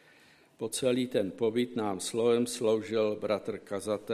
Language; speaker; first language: Czech; native; Czech